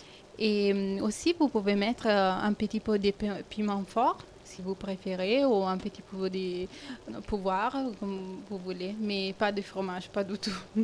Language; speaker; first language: French; non-native, fluent; Italian